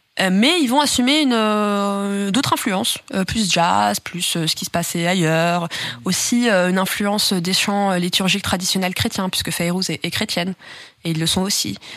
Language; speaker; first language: French; native; French